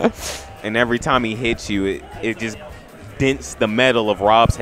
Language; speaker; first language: English; native; English